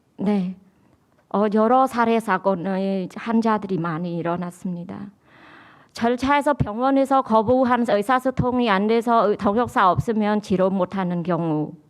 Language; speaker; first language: Korean; non-native, learner; Khmer